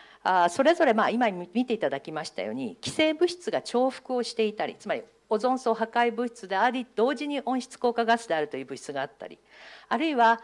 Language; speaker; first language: Japanese; native; Japanese